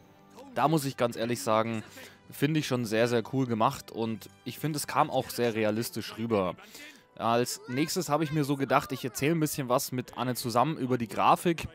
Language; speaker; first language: German; native; German